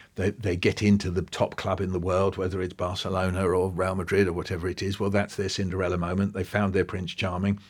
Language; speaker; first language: English; native; English